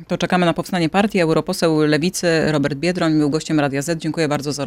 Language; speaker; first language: Polish; native; Polish